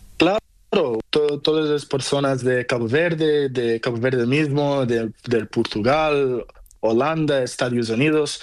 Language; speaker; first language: Spanish; non-native, learner; Portuguese